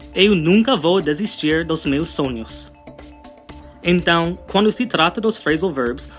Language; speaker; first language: Portuguese; non-native, fluent; English